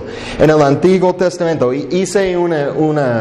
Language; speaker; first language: Spanish; non-native, fluent; English